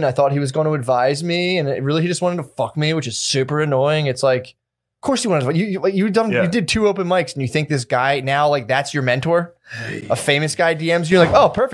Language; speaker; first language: English; native; English